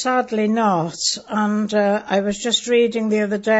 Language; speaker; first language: English; non-native, local second language; Welsh